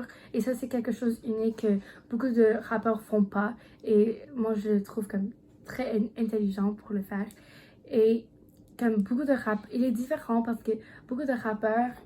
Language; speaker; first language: French; non-native, learner; English